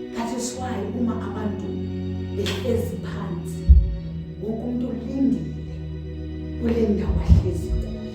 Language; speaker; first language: Zulu; non-native, local second language; Xhosa